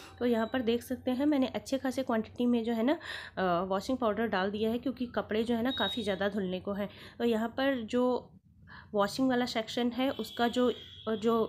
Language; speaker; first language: Hindi; native; Hindi